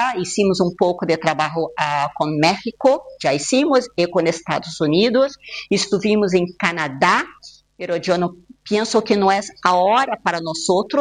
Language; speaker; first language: Spanish; non-native, fluent; Portuguese